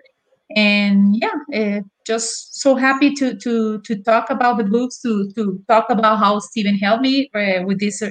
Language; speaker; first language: English; non-native, fluent; Spanish